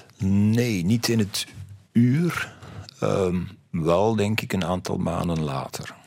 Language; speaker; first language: Dutch; native; Dutch